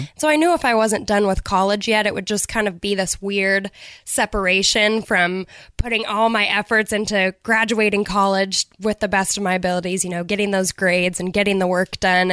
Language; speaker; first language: English; native; English